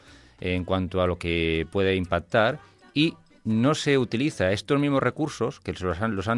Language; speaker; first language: Spanish; native; Spanish